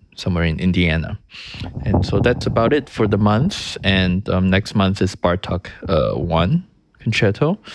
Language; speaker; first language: English; early bilingual, other home language; Chinese